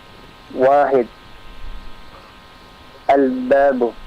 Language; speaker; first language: Arabic; non-native, learner; Indonesian